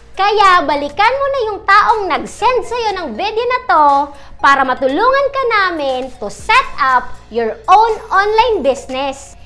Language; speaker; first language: Filipino; non-native, local second language; Bikol